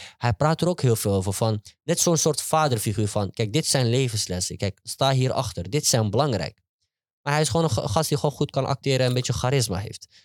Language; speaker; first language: Dutch; early bilingual, heritage; Turkish